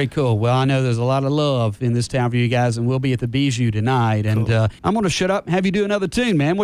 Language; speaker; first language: English; native; English